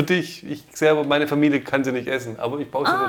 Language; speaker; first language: German; native; German